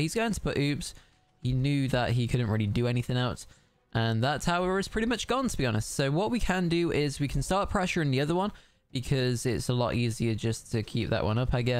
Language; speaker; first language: English; native; English